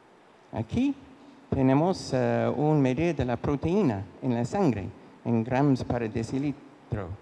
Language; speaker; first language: Spanish; non-native, fluent; English